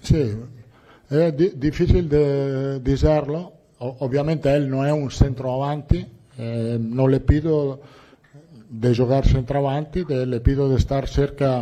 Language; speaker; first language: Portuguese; non-native, learner; Italian